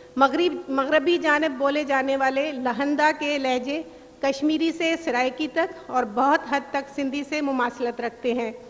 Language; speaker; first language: Urdu; non-native, local second language; Sindhi